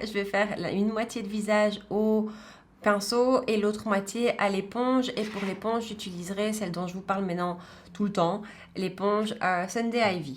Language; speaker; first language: French; native; French